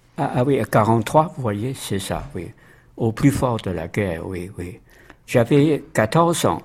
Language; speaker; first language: French; non-native, fluent; Chinese